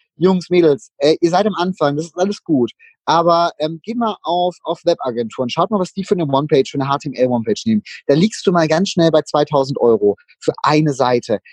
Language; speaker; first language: German; native; German